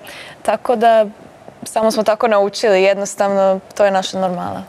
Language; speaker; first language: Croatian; early bilingual, heritage; Serbian